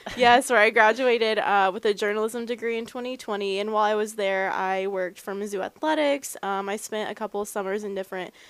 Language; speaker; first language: English; native; English